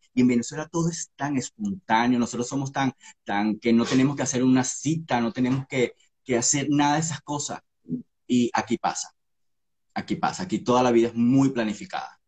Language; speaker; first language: Spanish; native; Spanish